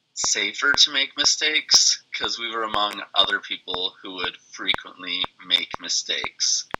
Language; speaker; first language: English; native; English